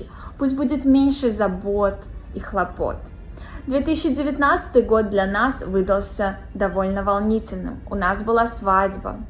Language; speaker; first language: Russian; native; Russian